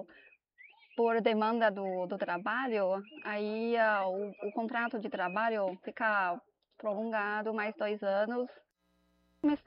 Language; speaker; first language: Portuguese; non-native, learner; Chinese